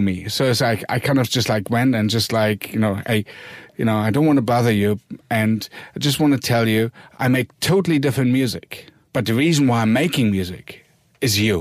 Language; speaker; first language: English; non-native, fluent; German